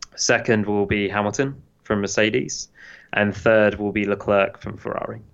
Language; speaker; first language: English; native; English